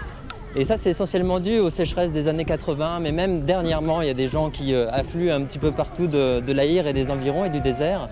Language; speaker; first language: French; native; French